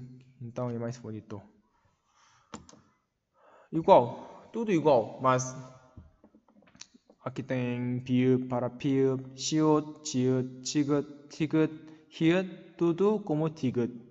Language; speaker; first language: Portuguese; non-native, learner; Korean